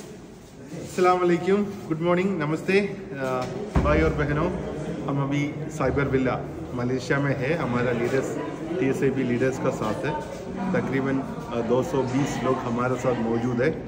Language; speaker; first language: Hindi; non-native, fluent; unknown